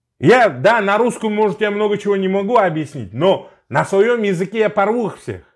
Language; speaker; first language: Russian; non-native, local second language; Uzbek